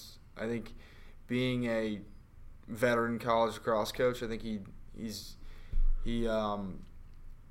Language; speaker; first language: English; native; English